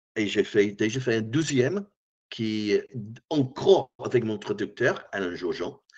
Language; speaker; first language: French; non-native, learner; English